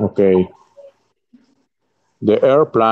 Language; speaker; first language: English; non-native, learner; Spanish